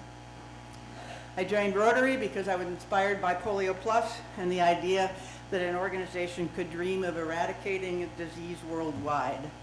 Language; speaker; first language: English; native; English